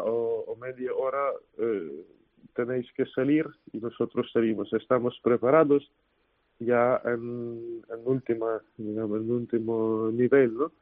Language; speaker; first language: Spanish; non-native, fluent; Ukrainian